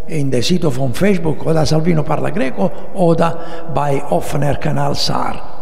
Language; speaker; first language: German; non-native, learner; Italian